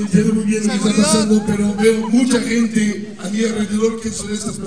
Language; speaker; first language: Spanish; non-native, fluent; Italian